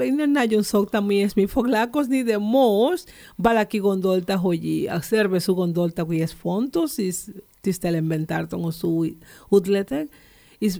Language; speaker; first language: Hungarian; non-native, learner; Spanish